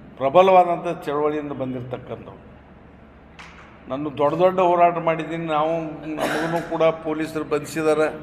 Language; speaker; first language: Kannada; native; Kannada